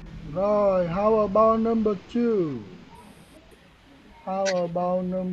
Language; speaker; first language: English; non-native, fluent; Vietnamese